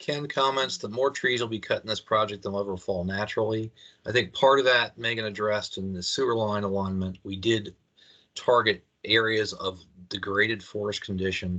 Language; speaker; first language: English; native; English